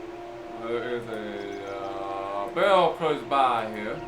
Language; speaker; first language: English; native; English